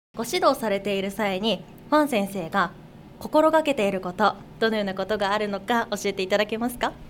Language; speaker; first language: Japanese; native; Japanese